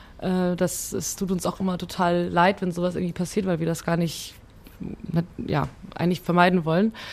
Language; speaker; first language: German; early bilingual, other home language; Hungarian